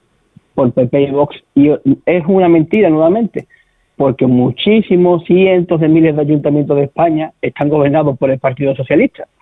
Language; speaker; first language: Spanish; native; Spanish